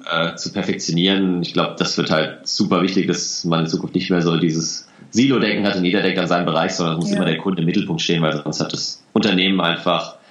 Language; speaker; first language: German; native; German